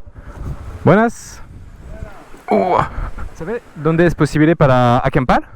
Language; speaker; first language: Spanish; non-native, learner; French